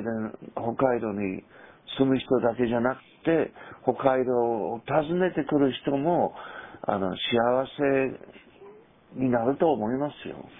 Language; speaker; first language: Japanese; non-native, fluent; English